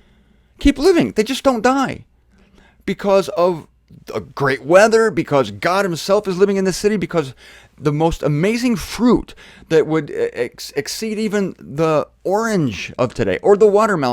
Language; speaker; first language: English; native; English